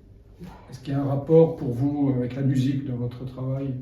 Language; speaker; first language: French; native; French